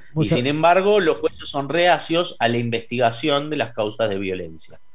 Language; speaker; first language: Spanish; native; Spanish